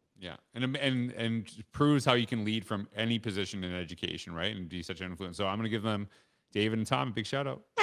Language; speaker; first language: English; native; English